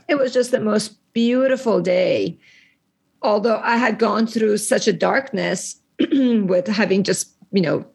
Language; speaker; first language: English; early bilingual, other home language; Persian